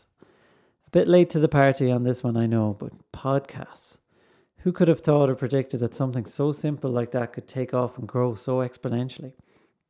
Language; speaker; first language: English; native; English